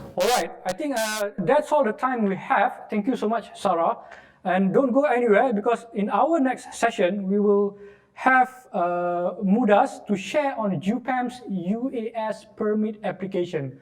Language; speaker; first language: English; non-native, local second language; Malay